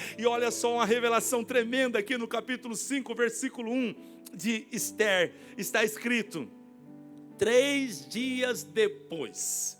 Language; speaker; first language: Portuguese; native; Portuguese